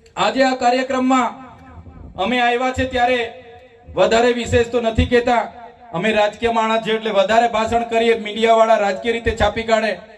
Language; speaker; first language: Gujarati; native; Gujarati